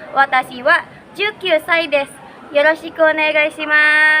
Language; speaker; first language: Japanese; non-native, learner; Indonesian